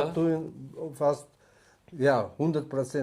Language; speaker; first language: German; non-native, learner; Russian